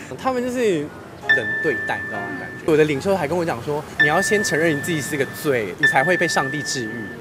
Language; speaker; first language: Chinese; early bilingual, other home language; Filipino